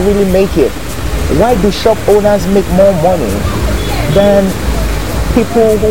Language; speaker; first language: English; non-native, local second language; Yoruba